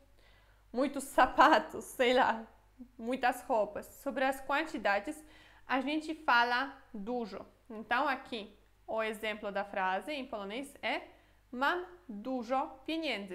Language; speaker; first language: Portuguese; non-native, fluent; Polish